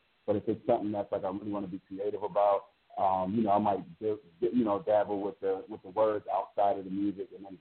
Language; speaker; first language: English; native; English